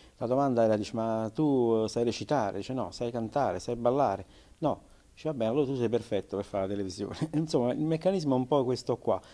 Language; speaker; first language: Italian; native; Italian